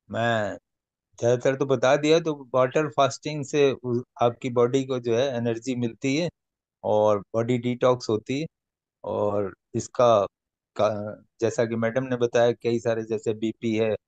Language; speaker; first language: Hindi; native; Hindi